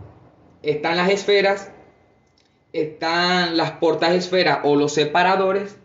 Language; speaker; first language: Spanish; native; Spanish